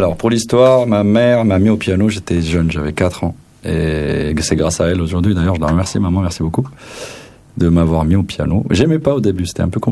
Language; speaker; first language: French; non-native, local second language; Arabic